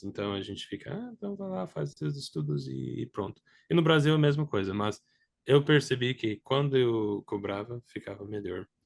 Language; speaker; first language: Portuguese; non-native, fluent; English